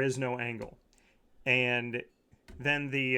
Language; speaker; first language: English; native; English